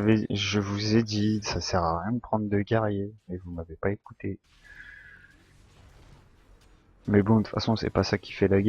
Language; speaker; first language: French; native; French